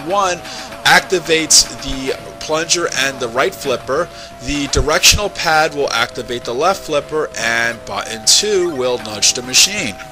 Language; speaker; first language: English; native; English